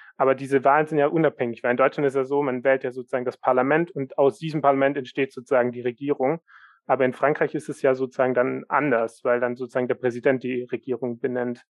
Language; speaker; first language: German; native; German